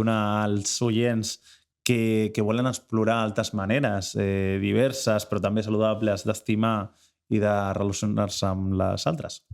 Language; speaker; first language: Catalan; native; Catalan